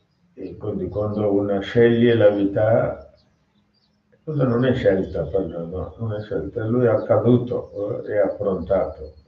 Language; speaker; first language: Italian; non-native, fluent; Tamil